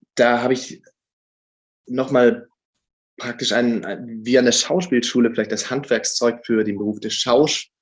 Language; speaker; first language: German; native; German